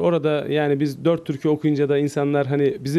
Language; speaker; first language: Turkish; native; Turkish